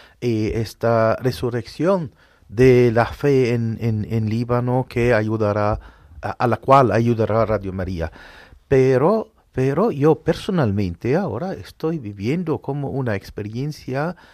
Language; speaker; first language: Spanish; non-native, fluent; Arabic